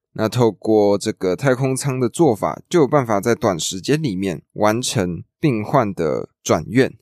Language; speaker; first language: Chinese; native; Chinese